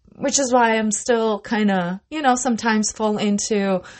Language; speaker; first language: English; non-native, fluent; Russian